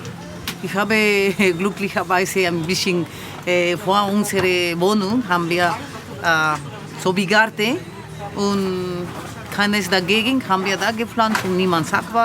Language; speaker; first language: German; non-native, learner; Spanish